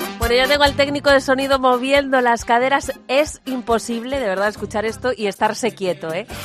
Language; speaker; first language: Spanish; native; Spanish